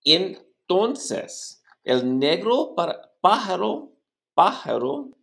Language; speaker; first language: Spanish; non-native, learner; English